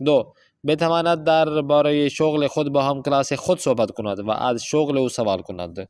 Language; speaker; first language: Persian; non-native, fluent; Urdu